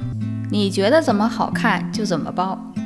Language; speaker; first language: Chinese; native; Chinese